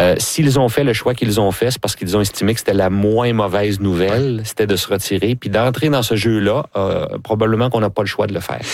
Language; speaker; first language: French; native; French